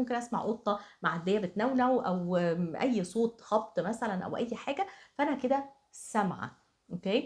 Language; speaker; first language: Arabic; native; Arabic